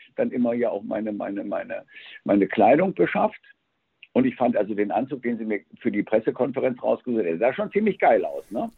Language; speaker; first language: German; early bilingual, other home language; Spanish